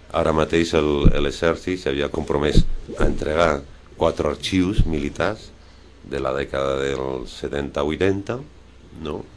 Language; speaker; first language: Catalan; non-native, local second language; Spanish